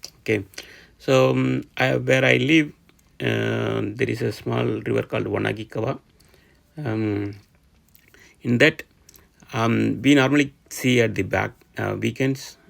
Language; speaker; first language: English; non-native, local second language; Tamil